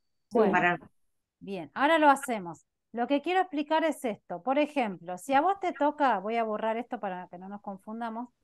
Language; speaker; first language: Spanish; native; Spanish